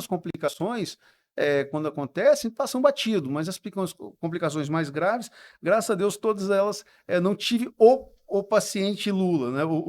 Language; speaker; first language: Portuguese; native; Portuguese